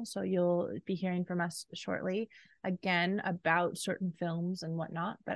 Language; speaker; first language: English; native; English